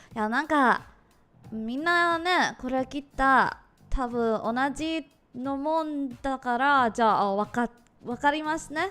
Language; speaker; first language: Japanese; non-native, learner; English